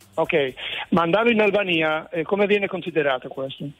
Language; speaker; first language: Italian; non-native, fluent; Albanian